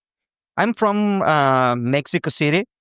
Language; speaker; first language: English; non-native, local second language; Spanish